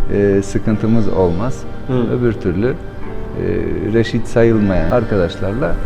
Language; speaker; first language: Turkish; non-native, fluent; Albanian